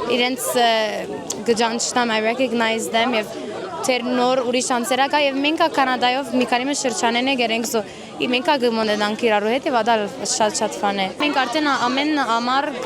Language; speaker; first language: Armenian; early bilingual, heritage; Armenian